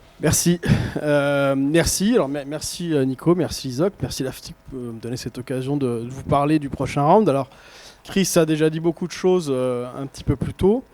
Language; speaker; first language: French; native; French